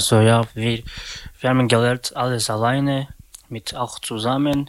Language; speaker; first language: German; non-native, learner; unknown